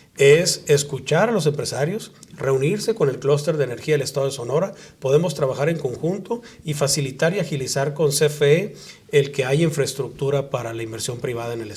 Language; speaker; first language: Spanish; native; Spanish